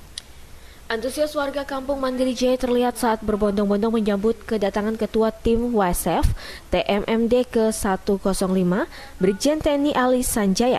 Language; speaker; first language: Indonesian; native; Indonesian